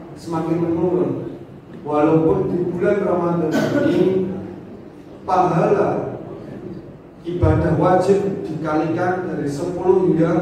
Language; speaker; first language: Indonesian; non-native, local second language; Javanese